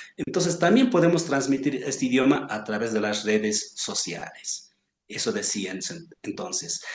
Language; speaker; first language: Spanish; non-native, local second language; Aymara